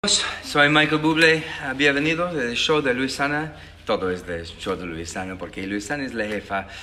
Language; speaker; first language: Spanish; non-native, learner; English